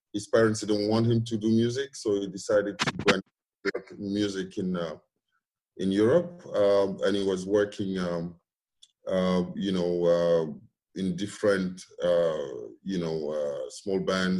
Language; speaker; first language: English; non-native, local second language; French